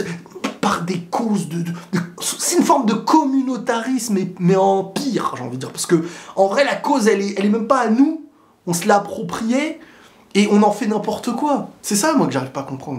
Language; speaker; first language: French; native; French